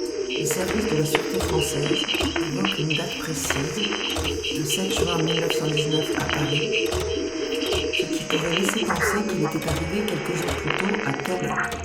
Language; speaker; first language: French; native; French